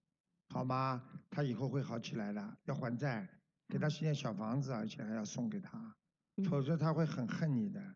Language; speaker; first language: Chinese; native; Chinese